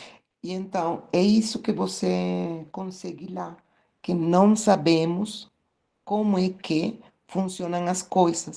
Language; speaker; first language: Portuguese; non-native, fluent; Spanish